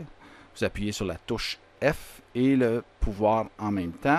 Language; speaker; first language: French; native; French